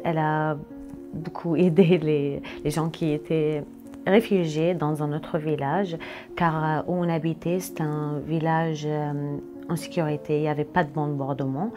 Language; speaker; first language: French; non-native, fluent; Arabic